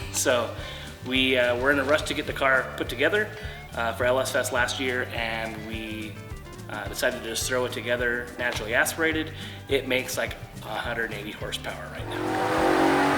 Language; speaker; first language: English; native; English